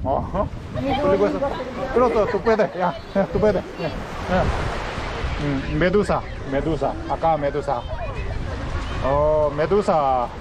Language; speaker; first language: Spanish; non-native, learner; Korean